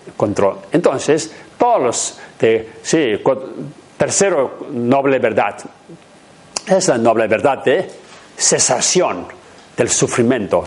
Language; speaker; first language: Spanish; non-native, learner; Tibetan